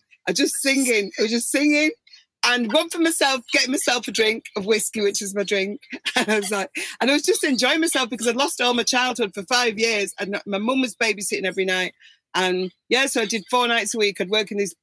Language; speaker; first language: English; native; English